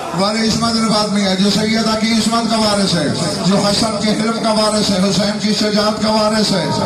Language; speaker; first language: Urdu; non-native, local second language; Saraiki